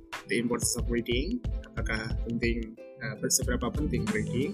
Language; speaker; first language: English; non-native, fluent; Indonesian